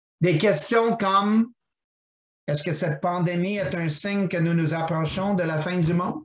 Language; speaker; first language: French; non-native, local second language; English